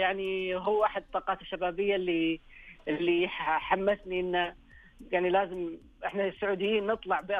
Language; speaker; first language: Arabic; native; Arabic